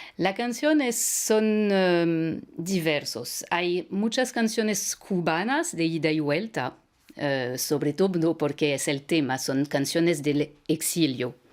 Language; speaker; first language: Spanish; non-native, fluent; French